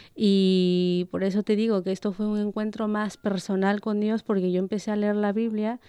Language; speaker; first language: Spanish; native; Spanish